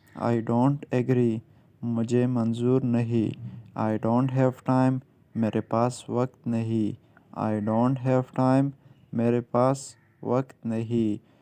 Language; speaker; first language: Urdu; native; Urdu